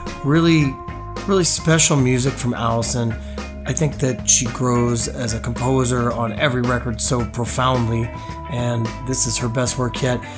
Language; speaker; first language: English; native; English